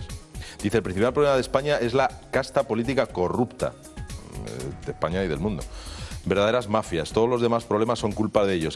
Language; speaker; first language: Spanish; native; Spanish